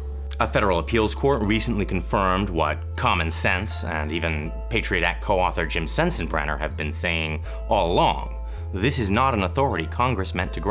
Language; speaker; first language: English; native; English